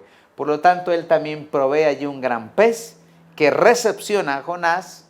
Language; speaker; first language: Spanish; native; Spanish